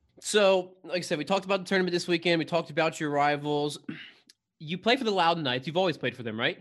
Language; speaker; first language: English; native; English